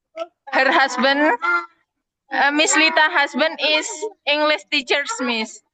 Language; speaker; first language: English; non-native, learner; Indonesian